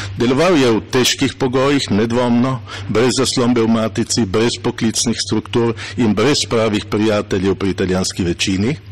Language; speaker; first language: Slovenian; native; Slovenian